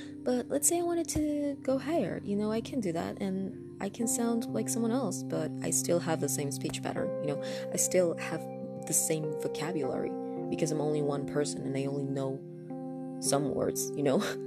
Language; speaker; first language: English; non-native, fluent; Spanish